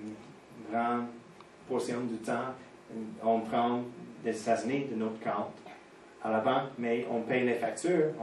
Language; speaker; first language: French; non-native, fluent; English